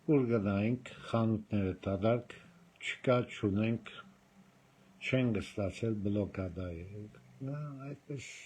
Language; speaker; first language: Armenian; native; Armenian